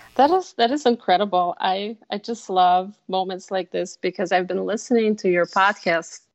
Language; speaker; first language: English; non-native, fluent; Russian